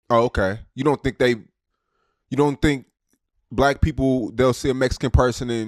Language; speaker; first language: English; native; English